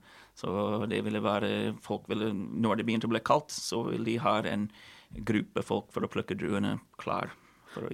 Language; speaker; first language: Norwegian; non-native, fluent; English